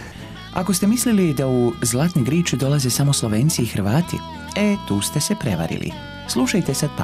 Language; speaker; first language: Croatian; native; Croatian